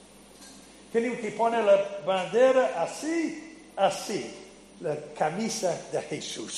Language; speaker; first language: Spanish; non-native, fluent; English